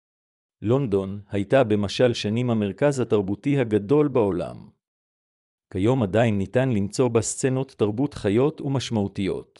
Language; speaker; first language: Hebrew; native; Hebrew